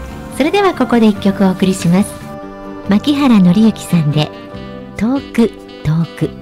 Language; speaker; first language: Japanese; native; Japanese